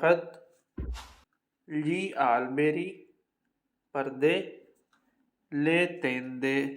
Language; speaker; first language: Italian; non-native, fluent; Urdu